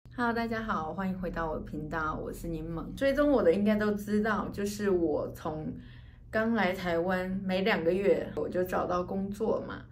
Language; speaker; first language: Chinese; native; Chinese